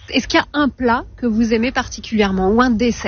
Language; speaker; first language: French; native; French